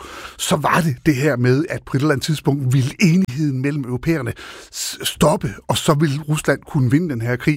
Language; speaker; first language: Danish; native; Danish